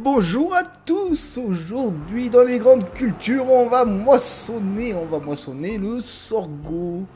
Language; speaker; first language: French; native; French